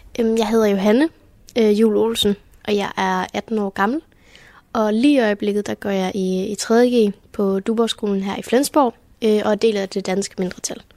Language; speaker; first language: Danish; early bilingual, heritage; Danish